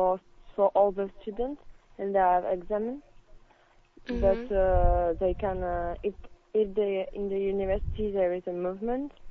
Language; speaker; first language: English; non-native, learner; French